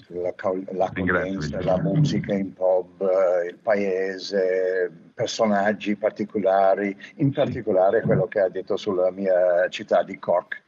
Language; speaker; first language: Italian; non-native, fluent; English